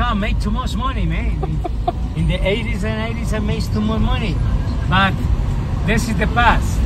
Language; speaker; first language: English; non-native, learner; Spanish